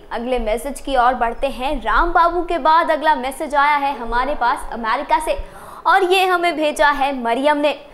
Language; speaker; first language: Hindi; native; Hindi